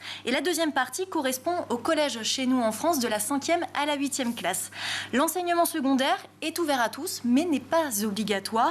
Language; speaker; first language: French; native; French